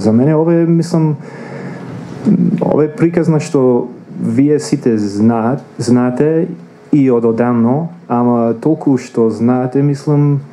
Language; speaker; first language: Macedonian; non-native, fluent; English